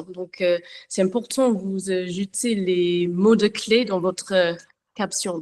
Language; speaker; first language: French; non-native, learner; English